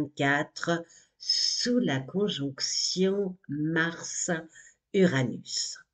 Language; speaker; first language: French; native; French